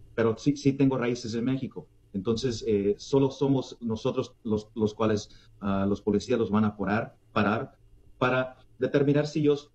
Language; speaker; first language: Spanish; early bilingual, heritage; Spanish